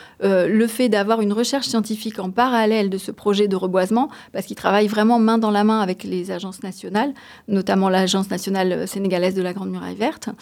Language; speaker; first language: French; native; French